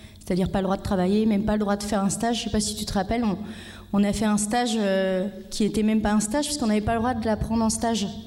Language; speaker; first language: French; native; French